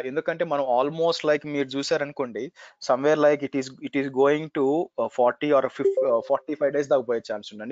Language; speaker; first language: Telugu; native; Telugu